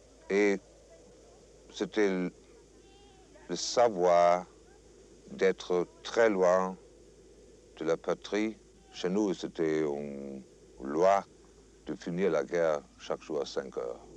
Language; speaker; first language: French; non-native, fluent; German